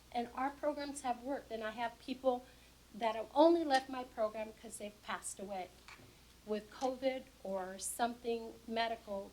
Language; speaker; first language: English; native; English